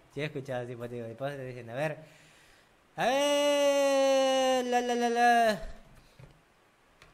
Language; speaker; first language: Spanish; native; Spanish